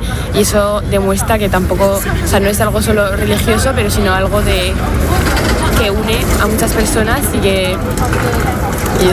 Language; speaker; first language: Spanish; non-native, fluent; French